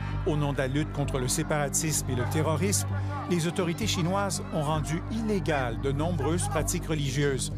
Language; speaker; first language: French; native; French